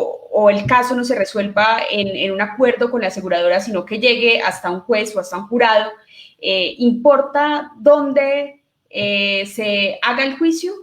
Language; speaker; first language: Spanish; native; Spanish